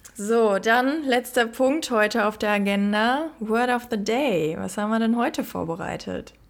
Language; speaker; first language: German; native; German